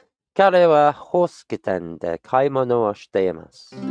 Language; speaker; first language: Japanese; non-native, learner; English